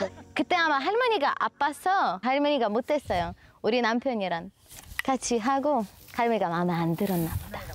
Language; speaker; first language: Korean; non-native, learner; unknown